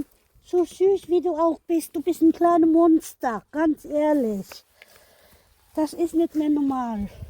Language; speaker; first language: German; non-native, fluent; Filipino